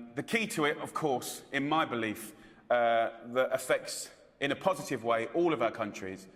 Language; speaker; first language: English; native; English